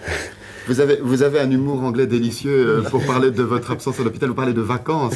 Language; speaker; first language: French; native; French